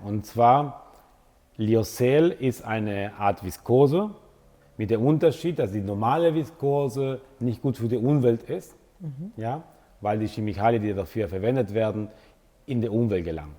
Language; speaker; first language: German; non-native, fluent; Italian